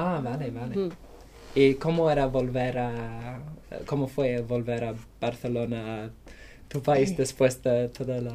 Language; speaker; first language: Spanish; non-native, learner; English